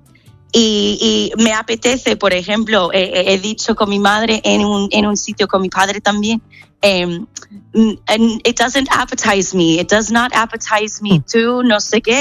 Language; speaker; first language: Spanish; non-native, fluent; English